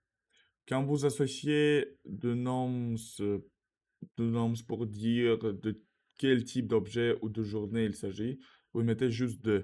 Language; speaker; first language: French; non-native, learner; Russian